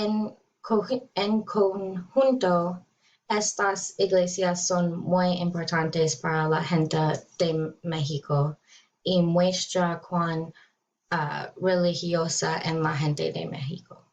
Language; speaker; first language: Spanish; non-native, learner; English